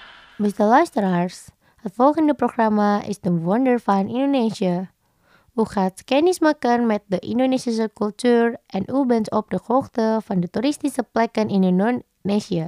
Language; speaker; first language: Dutch; non-native, fluent; Indonesian